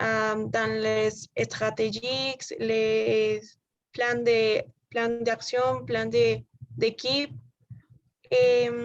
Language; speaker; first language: French; non-native, learner; Spanish